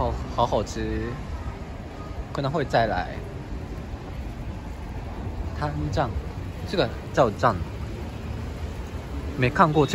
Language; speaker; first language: Chinese; non-native, fluent; Japanese